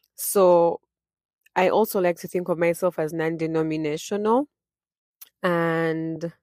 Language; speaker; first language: English; non-native, local second language; Ganda